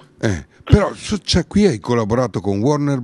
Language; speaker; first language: Italian; native; Italian